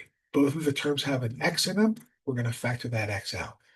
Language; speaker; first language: English; native; English